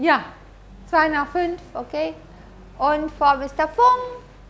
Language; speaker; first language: German; native; German